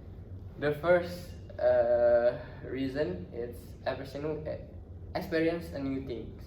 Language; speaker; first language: English; non-native, learner; Indonesian